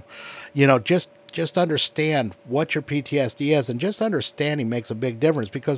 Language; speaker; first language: English; native; English